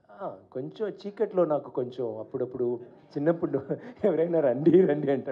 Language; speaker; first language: Telugu; non-native, learner; Tamil